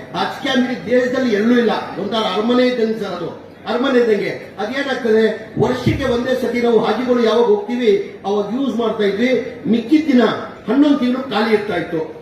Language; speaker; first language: Kannada; non-native, local second language; Urdu